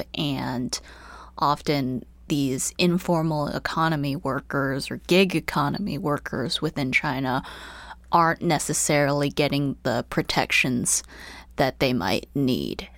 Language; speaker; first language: English; early bilingual, other home language; Chinese